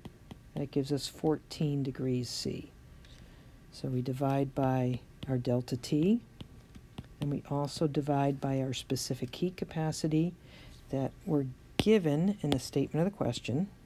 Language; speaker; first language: English; native; English